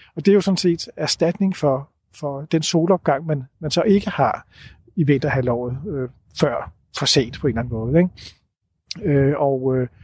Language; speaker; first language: Danish; non-native, fluent; Dutch